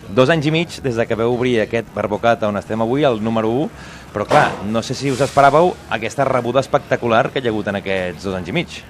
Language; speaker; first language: Catalan; native; Catalan